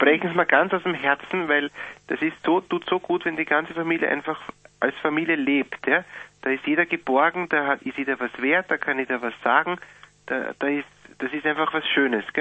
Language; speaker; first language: German; native; German